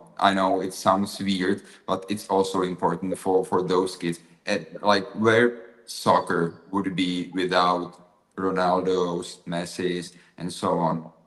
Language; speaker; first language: English; non-native, fluent; Czech